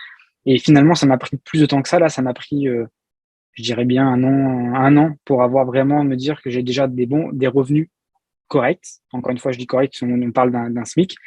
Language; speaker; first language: French; native; French